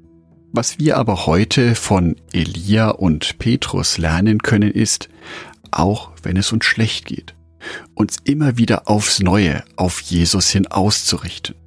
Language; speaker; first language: German; native; German